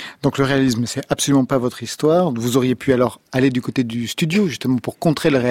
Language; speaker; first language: French; native; French